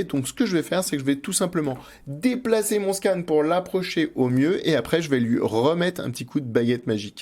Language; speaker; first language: French; native; French